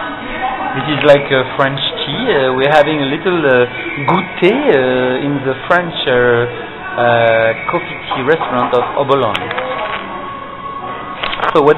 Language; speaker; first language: English; non-native, fluent; French